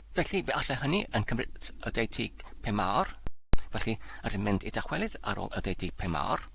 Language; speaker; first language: Welsh; non-native, learner; Polish